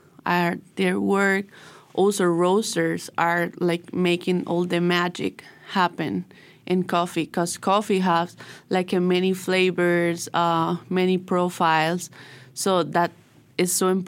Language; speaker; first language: English; non-native, learner; Spanish